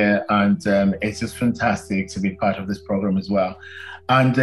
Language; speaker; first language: English; non-native, local second language; Yoruba